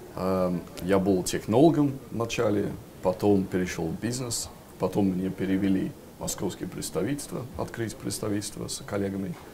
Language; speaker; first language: Russian; non-native, fluent; English